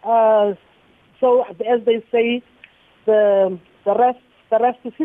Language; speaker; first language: English; non-native, local second language; Tswana